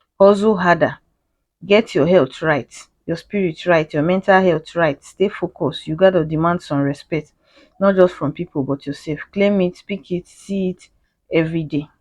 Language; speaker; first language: Nigerian Pidgin; native; Nigerian Pidgin